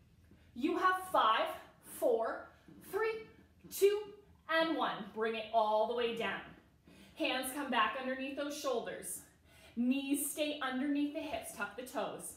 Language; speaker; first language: English; native; English